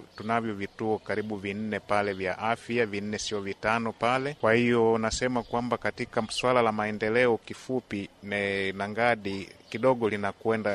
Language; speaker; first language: Swahili; non-native, local second language; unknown